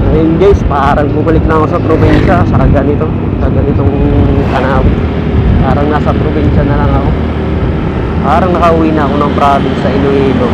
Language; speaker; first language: Filipino; non-native, local second language; Hiligaynon